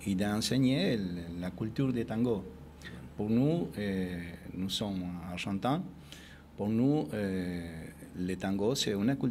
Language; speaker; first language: French; non-native, fluent; Spanish